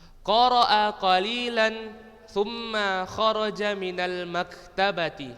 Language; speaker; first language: Arabic; non-native, fluent; Indonesian